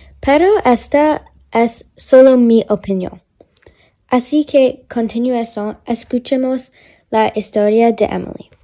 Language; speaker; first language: Spanish; non-native, learner; English